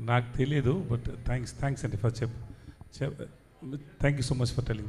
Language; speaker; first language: Telugu; non-native, learner; Tamil